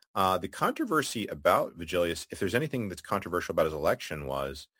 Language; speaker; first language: English; native; English